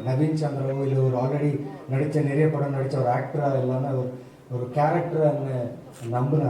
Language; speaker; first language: Tamil; non-native, fluent; Telugu